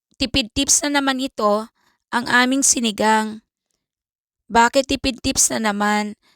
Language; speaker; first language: Filipino; native; Filipino